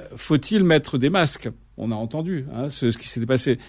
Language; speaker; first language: French; native; French